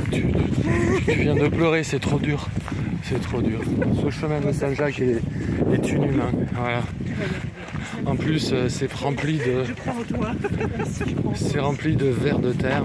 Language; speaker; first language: French; native; French